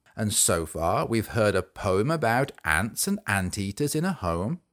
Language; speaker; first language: English; native; English